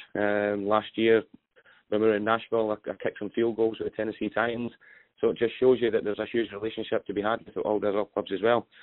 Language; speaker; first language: English; native; English